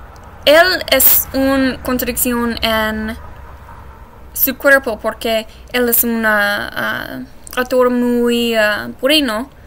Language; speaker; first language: Spanish; non-native, learner; English